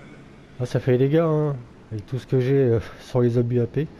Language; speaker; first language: French; native; French